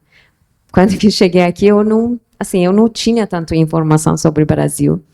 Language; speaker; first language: Portuguese; non-native, fluent; Persian